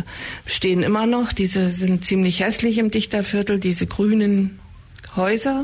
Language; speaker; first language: German; native; German